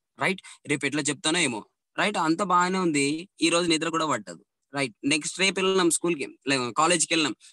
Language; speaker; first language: Telugu; native; Telugu